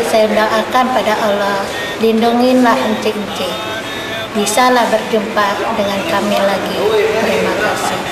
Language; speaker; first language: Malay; non-native, local second language; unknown